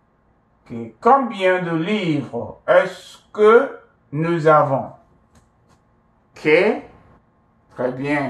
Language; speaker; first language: French; non-native, fluent; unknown